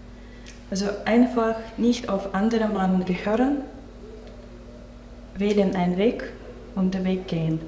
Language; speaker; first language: German; non-native, local second language; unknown